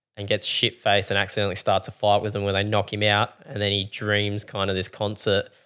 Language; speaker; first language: English; native; English